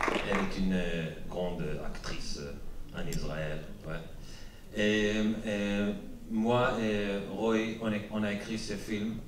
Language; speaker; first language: French; non-native, learner; Hebrew